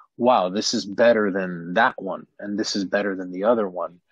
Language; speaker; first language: English; native; English